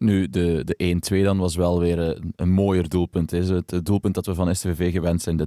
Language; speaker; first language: Dutch; native; Dutch